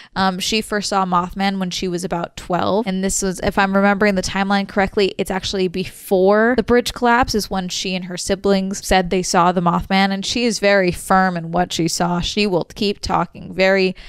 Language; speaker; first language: English; native; English